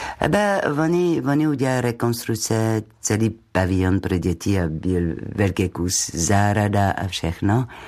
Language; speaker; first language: Czech; non-native, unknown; French